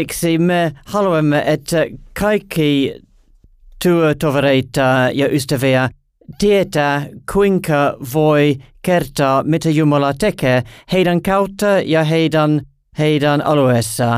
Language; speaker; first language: Finnish; non-native, learner; English